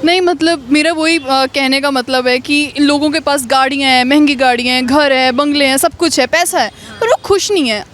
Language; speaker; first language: Hindi; non-native, local second language; Punjabi